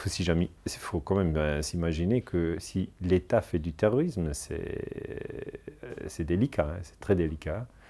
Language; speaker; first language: French; non-native, local second language; German